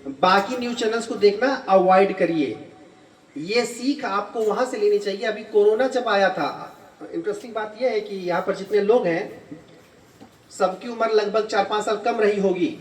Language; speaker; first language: Hindi; native; Hindi